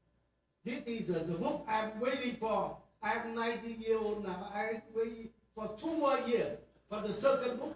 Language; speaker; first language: English; non-native, learner; Vietnamese